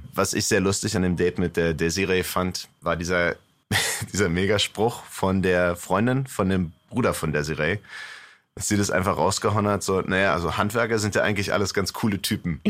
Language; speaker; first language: German; non-native, fluent; English